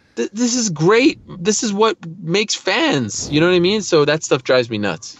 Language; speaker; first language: English; native; English